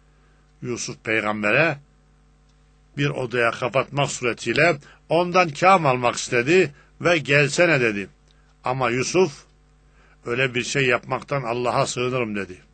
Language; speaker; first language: Turkish; native; Turkish